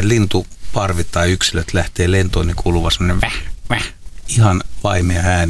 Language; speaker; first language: Finnish; native; Finnish